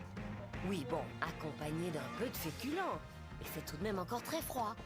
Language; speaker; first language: French; native; French